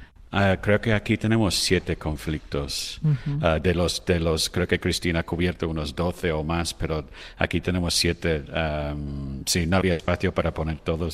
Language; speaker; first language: Spanish; non-native, fluent; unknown